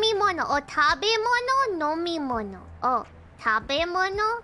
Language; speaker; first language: Japanese; non-native, learner; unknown